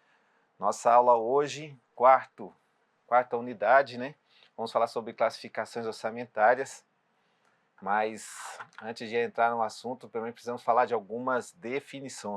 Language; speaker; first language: Portuguese; native; Portuguese